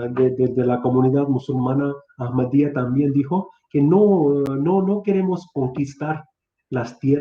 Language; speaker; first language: Spanish; non-native, fluent; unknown